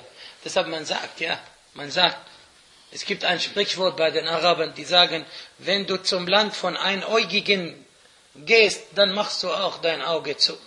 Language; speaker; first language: German; non-native, fluent; Arabic